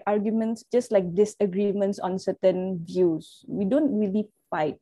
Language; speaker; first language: English; non-native, local second language; Malay